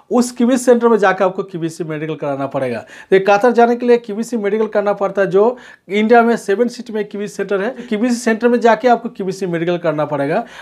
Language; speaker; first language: Hindi; non-native, local second language; Bangla